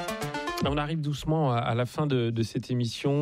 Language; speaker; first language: French; native; French